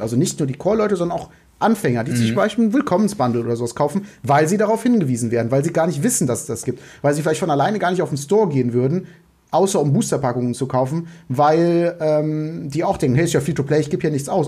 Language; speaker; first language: German; native; German